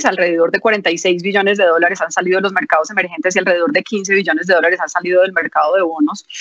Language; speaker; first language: Spanish; native; Spanish